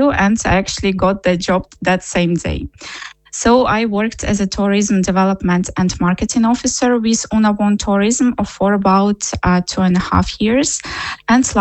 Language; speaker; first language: English; non-native, fluent; Ukrainian